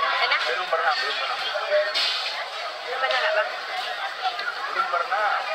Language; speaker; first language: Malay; non-native, learner; Vietnamese